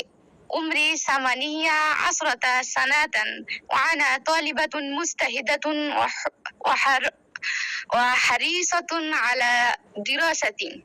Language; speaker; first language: Arabic; non-native, learner; Bangla